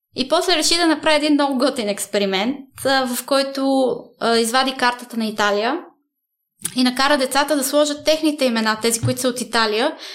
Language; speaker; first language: Bulgarian; early bilingual, heritage; Bulgarian